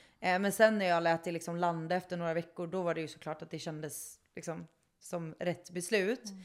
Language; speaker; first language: Swedish; native; Swedish